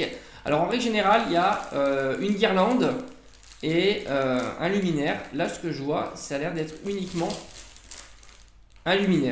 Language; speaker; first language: French; native; French